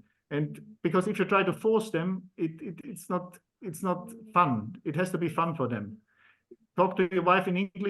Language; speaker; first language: English; non-native, fluent; German